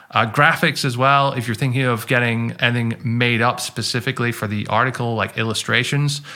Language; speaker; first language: English; native; English